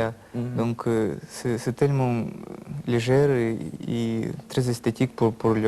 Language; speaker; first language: French; non-native, learner; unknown